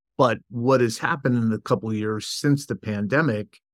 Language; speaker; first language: English; native; English